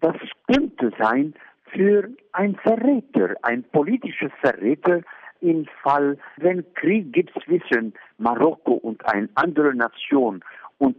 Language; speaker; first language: German; non-native, fluent; Arabic